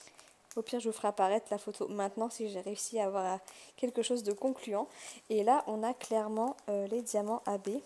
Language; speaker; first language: French; native; French